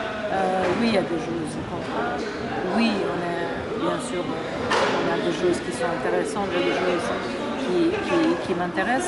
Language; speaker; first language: French; non-native, fluent; Serbian